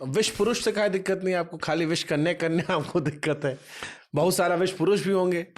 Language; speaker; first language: Hindi; native; Hindi